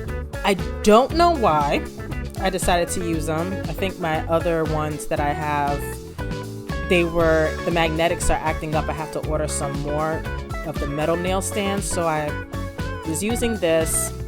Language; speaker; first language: English; native; English